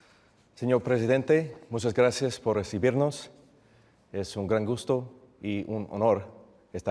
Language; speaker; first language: Spanish; non-native, fluent; English